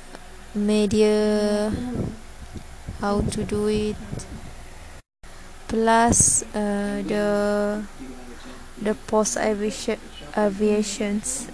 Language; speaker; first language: English; non-native, learner; Malay